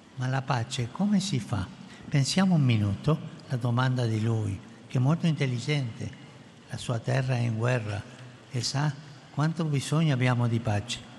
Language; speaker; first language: Italian; non-native, fluent; Spanish